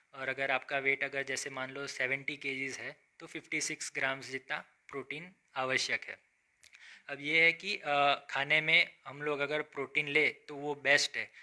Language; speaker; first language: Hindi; non-native, local second language; Gujarati